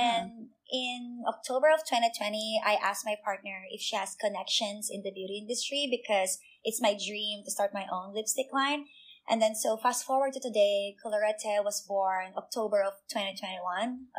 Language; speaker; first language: English; non-native, local second language; Filipino